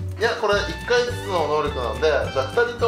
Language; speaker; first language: Japanese; native; Japanese